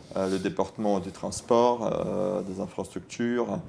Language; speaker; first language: French; non-native, fluent; Russian